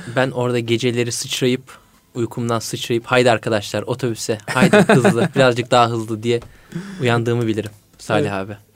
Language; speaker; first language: Turkish; native; Turkish